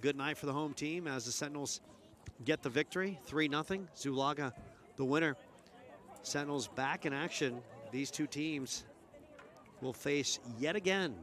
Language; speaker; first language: English; native; English